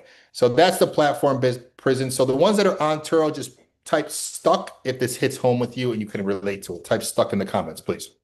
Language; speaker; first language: English; native; English